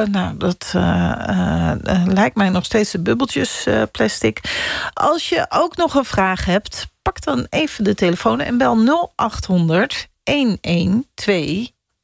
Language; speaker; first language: Dutch; native; Dutch